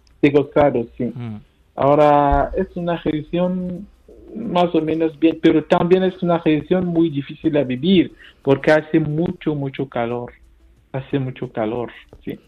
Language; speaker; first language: Spanish; non-native, fluent; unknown